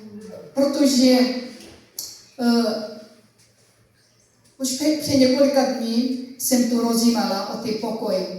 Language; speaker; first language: Czech; non-native, learner; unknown